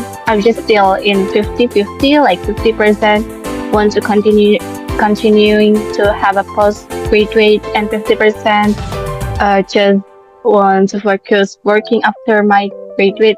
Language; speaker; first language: English; non-native, learner; Indonesian